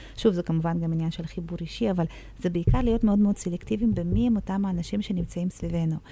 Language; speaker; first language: Hebrew; early bilingual, other home language; Russian